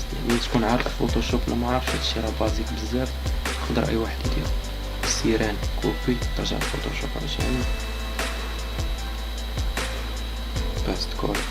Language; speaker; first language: Arabic; native; Arabic